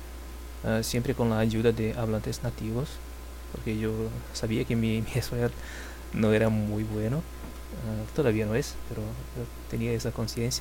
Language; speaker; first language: Spanish; non-native, fluent; Portuguese